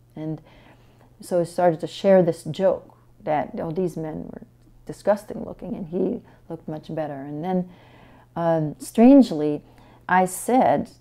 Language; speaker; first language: English; non-native, fluent; French